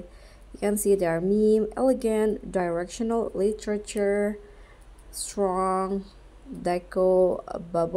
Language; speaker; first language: English; non-native, fluent; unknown